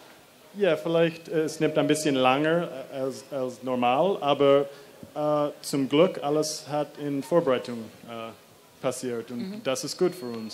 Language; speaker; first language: German; non-native, learner; English